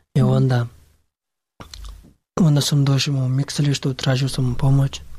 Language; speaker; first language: Serbian; non-native, learner; Pashto